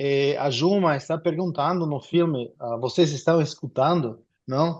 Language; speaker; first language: Portuguese; non-native, fluent; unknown